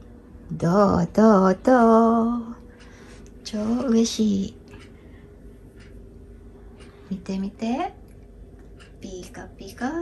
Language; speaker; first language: Japanese; non-native, learner; Filipino